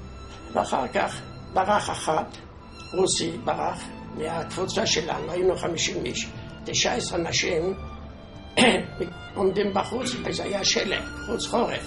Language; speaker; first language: Hebrew; non-native, fluent; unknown